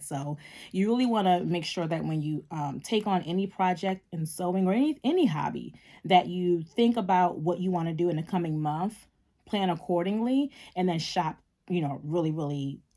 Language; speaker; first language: English; native; English